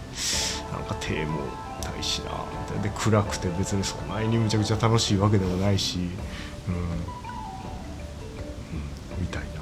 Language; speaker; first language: Japanese; native; Japanese